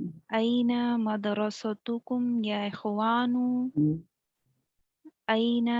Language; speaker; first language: Arabic; non-native, learner; Urdu